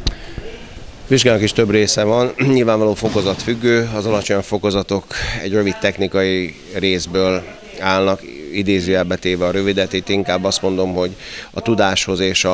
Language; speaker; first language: Hungarian; native; Hungarian